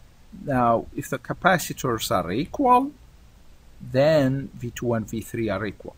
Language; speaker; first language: English; non-native, fluent; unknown